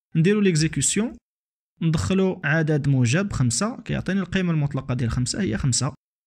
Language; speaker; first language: Arabic; native; Arabic